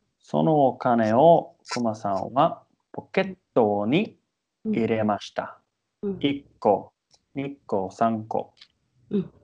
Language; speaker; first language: Japanese; non-native, learner; English